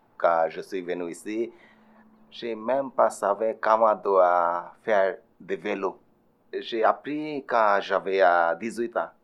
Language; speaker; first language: French; non-native, learner; Bangla